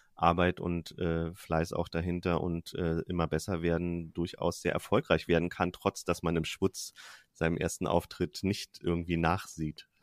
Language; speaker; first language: German; native; German